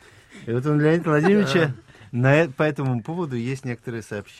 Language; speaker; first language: Russian; native; Russian